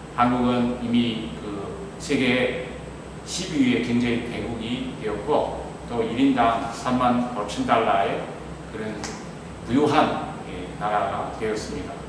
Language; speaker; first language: Korean; non-native, fluent; Chinese